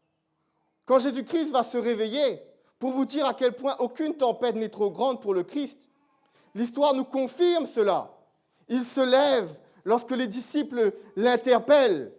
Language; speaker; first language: French; native; French